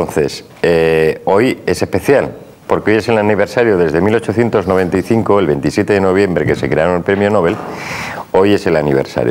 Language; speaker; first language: Spanish; native; Spanish